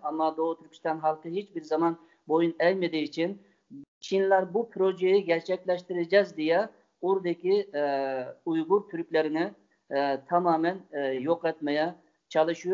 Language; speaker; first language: Turkish; non-native, fluent; Uyghur